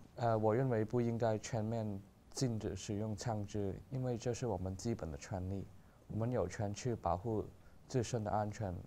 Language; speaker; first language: Chinese; non-native, local second language; Cantonese